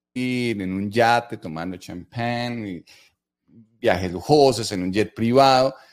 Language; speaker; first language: Spanish; native; Spanish